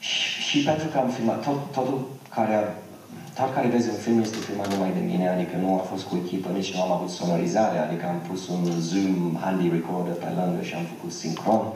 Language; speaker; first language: Romanian; non-native, fluent; English